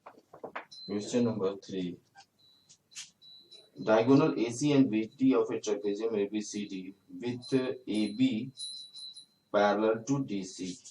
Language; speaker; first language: English; non-native, local second language; Hindi